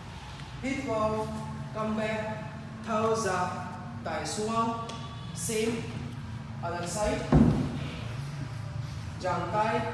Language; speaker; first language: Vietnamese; non-native, learner; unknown